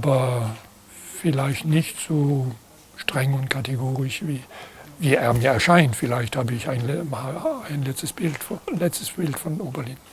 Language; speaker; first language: German; non-native, fluent; French